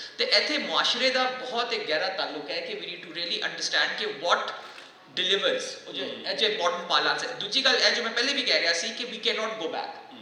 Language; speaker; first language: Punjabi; native; Punjabi